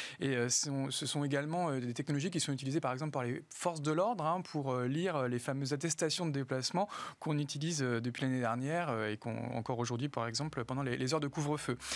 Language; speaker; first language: French; native; French